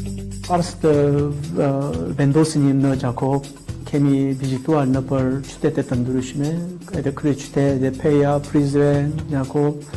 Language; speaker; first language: Albanian; non-native, fluent; Korean